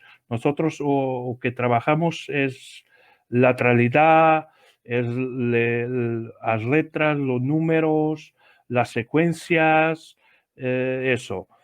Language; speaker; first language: Spanish; non-native, learner; Portuguese